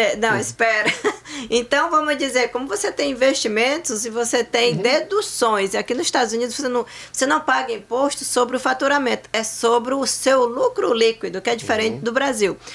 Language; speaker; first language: Portuguese; native; Portuguese